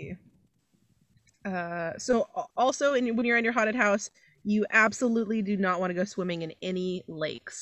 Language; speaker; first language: English; native; English